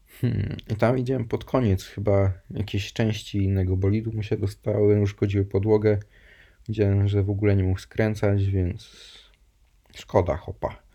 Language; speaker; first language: Polish; native; Polish